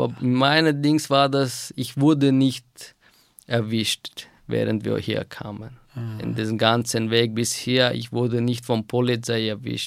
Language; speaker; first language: German; non-native, fluent; Persian